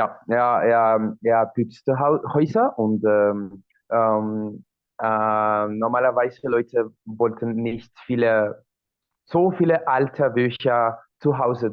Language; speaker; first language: German; non-native, learner; Spanish